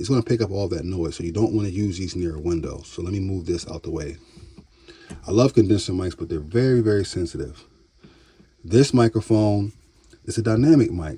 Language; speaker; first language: English; native; English